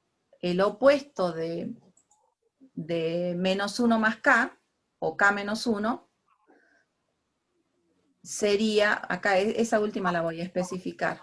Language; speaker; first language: Spanish; native; Spanish